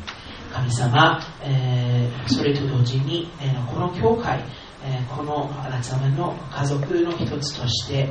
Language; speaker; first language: Japanese; non-native, fluent; English